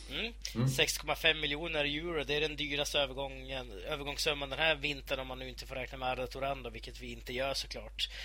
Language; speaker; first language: Swedish; native; Swedish